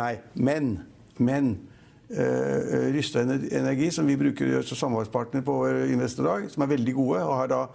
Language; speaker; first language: Norwegian; native; Norwegian